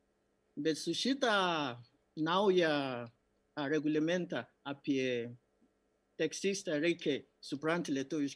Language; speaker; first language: Lithuanian; non-native, learner; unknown